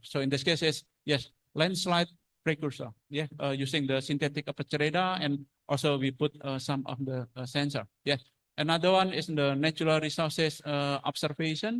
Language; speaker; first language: English; non-native, fluent; Indonesian